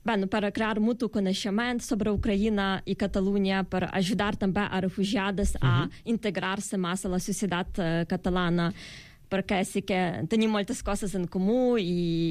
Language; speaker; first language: Catalan; non-native, fluent; Ukrainian